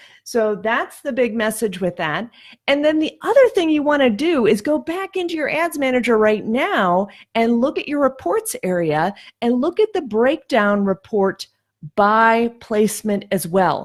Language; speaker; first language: English; native; English